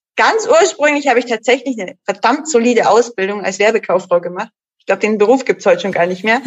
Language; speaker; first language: German; native; German